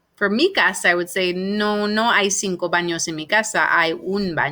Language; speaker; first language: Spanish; non-native, fluent; English